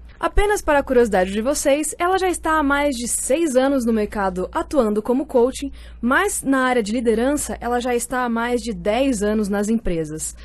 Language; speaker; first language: Portuguese; native; Portuguese